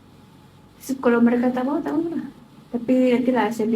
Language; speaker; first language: Malay; native; Malay